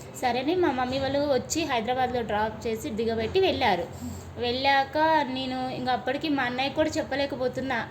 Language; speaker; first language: Telugu; native; Telugu